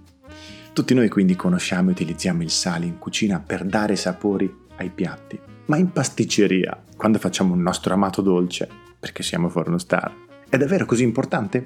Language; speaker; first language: Italian; native; Italian